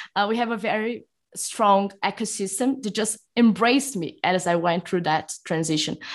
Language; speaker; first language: English; non-native, fluent; Portuguese